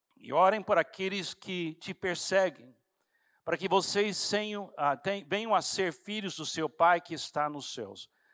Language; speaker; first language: Portuguese; non-native, fluent; English